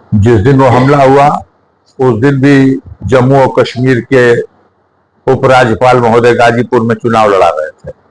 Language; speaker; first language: Hindi; native; Hindi